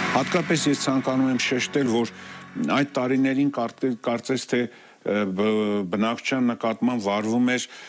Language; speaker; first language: Armenian; native; Armenian